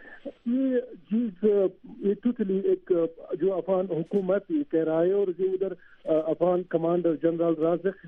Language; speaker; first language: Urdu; non-native, learner; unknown